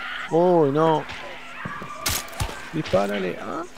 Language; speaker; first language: Spanish; native; Spanish